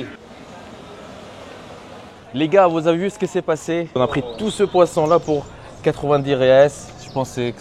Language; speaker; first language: French; native; French